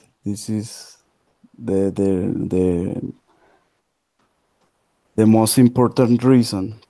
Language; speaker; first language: English; non-native, learner; Spanish